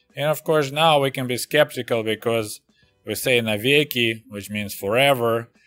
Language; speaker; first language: English; non-native, fluent; Russian